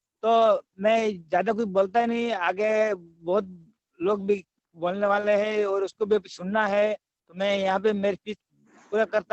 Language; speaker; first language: Hindi; non-native, local second language; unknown